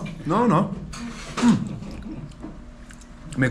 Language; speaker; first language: Spanish; non-native, learner; English